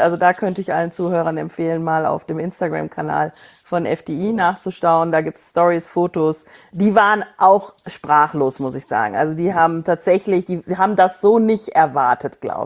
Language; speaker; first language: German; native; German